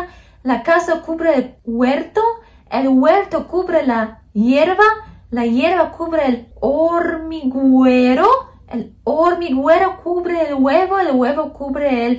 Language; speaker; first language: Spanish; non-native, fluent; Polish